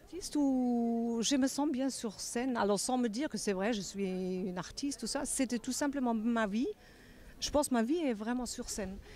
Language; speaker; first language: French; non-native, fluent; German